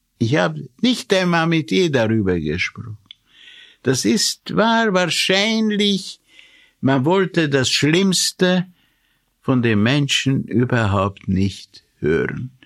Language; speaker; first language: German; non-native, fluent; Hungarian